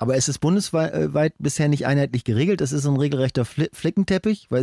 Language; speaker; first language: German; native; German